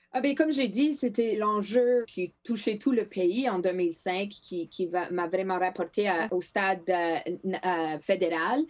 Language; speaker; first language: French; non-native, local second language; Greek